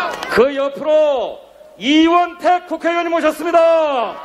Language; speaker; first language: Korean; native; Korean